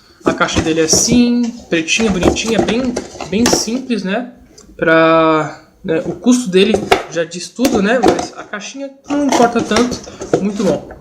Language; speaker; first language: Portuguese; native; Portuguese